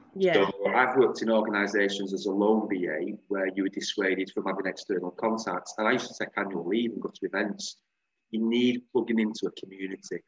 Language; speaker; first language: English; native; English